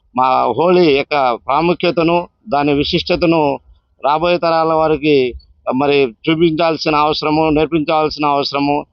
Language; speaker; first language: Telugu; non-native, local second language; Lambadi